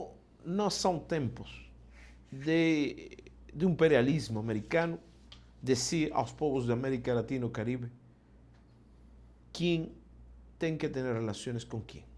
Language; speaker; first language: Portuguese; non-native, fluent; Spanish